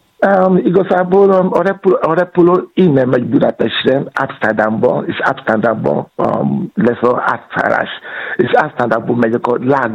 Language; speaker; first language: Hungarian; non-native, fluent; Yoruba